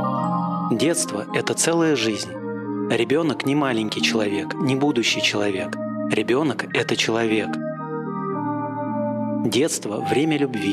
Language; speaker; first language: Russian; native; Russian